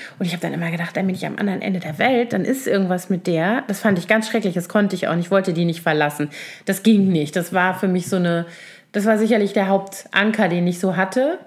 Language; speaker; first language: German; native; German